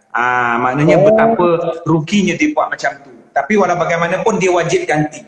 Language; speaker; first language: Malay; native; Malay